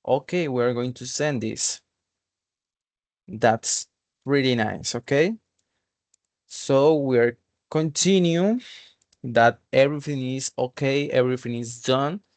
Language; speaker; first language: English; non-native, learner; Spanish